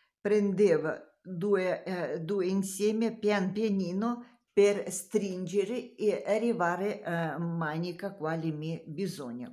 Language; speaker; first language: Italian; non-native, learner; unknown